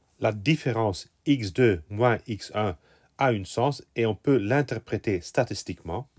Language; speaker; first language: French; non-native, local second language; Dutch